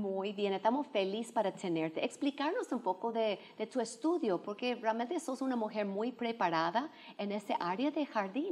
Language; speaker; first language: Spanish; non-native, fluent; English